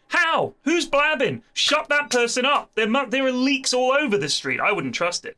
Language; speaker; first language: English; native; English